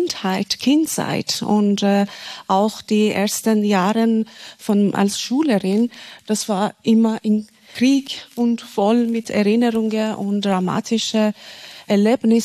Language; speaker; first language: German; non-native, fluent; Persian